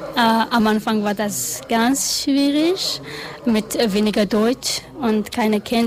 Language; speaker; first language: German; non-native, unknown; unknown